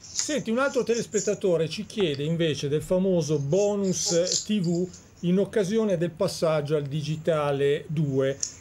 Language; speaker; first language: Italian; native; Italian